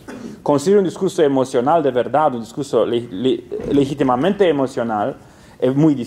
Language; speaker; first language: Spanish; non-native, fluent; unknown